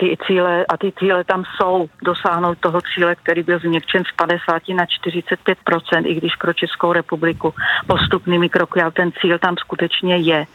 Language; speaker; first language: Czech; native; Czech